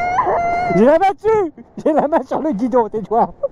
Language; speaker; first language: French; native; French